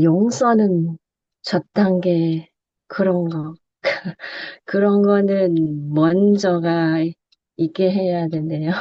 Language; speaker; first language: Korean; non-native, learner; Thai